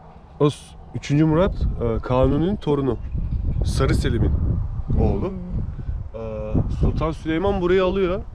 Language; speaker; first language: Turkish; native; Turkish